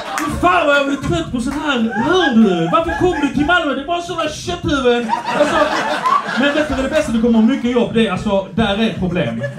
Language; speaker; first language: Swedish; early bilingual, other home language; Polish